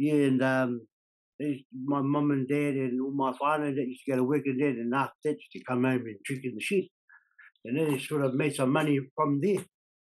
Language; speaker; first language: English; native; English